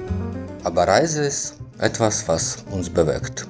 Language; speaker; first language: German; non-native, fluent; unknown